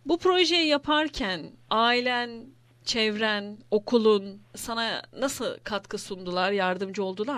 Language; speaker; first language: Turkish; native; Turkish